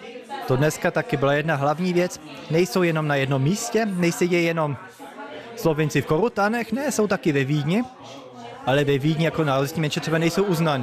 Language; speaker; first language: Czech; early bilingual, heritage; Czech